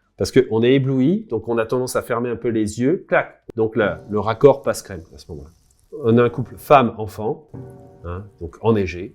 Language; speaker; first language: French; native; French